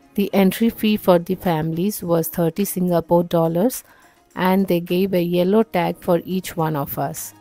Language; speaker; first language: English; non-native, local second language; Bangla